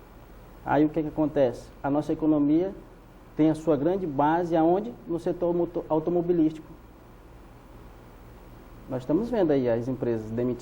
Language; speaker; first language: Portuguese; native; Portuguese